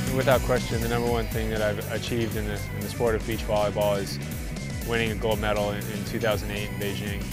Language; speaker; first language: English; native; English